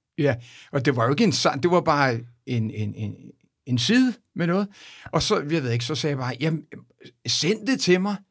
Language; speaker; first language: Danish; native; Danish